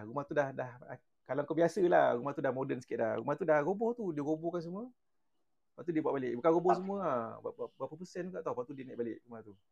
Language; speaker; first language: Malay; native; Malay